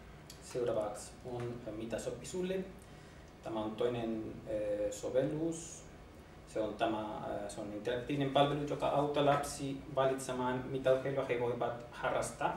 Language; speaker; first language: Finnish; non-native, learner; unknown